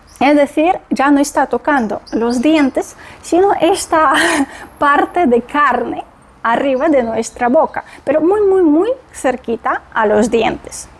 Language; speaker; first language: Spanish; non-native, fluent; Russian